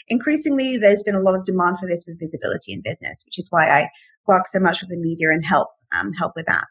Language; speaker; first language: English; native; English